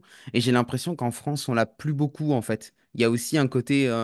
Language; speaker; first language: French; native; French